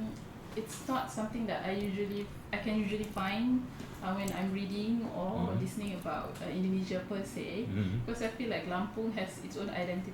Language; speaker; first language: English; non-native, local second language; Malay